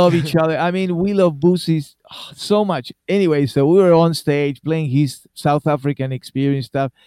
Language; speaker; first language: English; non-native, fluent; Spanish